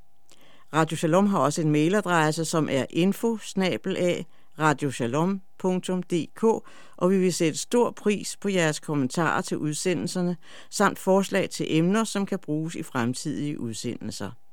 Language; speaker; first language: Danish; native; Danish